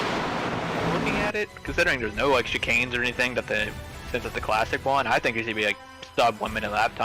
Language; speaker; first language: English; native; English